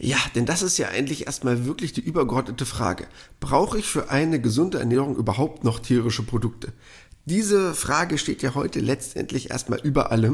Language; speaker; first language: German; native; German